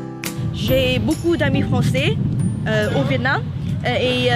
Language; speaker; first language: French; non-native, fluent; Vietnamese